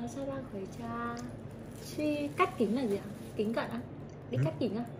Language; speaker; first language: Chinese; non-native, learner; Vietnamese